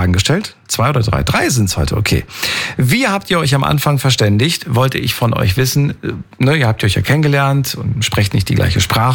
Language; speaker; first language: German; native; German